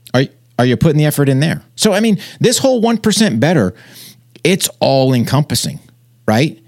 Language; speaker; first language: English; native; English